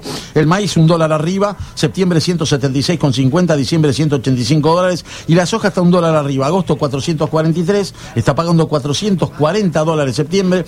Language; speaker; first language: Spanish; native; Spanish